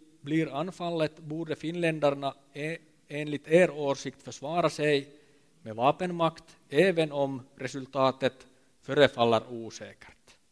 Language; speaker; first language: Swedish; non-native, local second language; Finnish